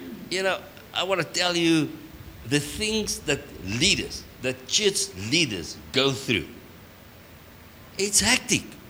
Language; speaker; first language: English; non-native, local second language; Afrikaans